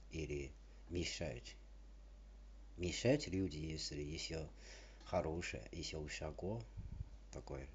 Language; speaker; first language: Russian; non-native, learner; Chinese